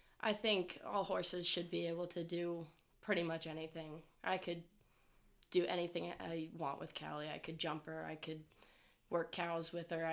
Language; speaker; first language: English; native; English